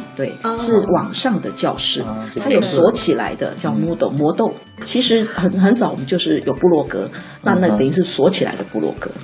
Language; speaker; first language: Chinese; non-native, local second language; Min Nan Chinese